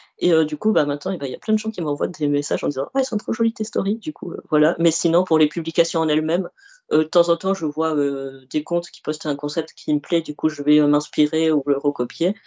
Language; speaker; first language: French; early bilingual, other home language; Arabic